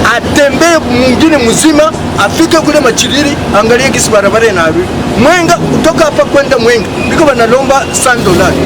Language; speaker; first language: Swahili; native; Swahili